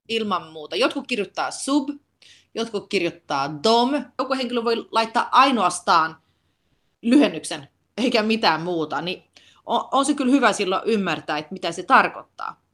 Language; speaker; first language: Finnish; early bilingual, heritage; Finnish